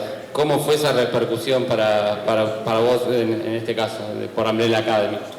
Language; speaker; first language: Spanish; native; Spanish